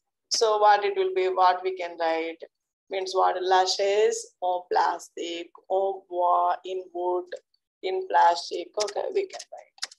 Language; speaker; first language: English; non-native, local second language; Telugu